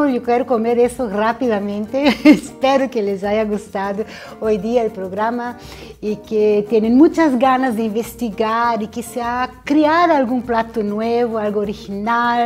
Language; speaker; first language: Spanish; non-native, fluent; Portuguese